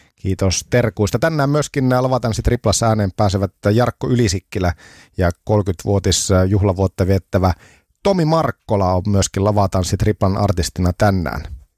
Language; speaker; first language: Finnish; native; Finnish